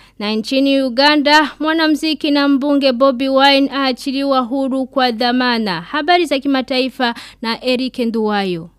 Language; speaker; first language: Swahili; non-native, local second language; Rundi